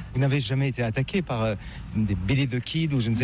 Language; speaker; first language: French; native; French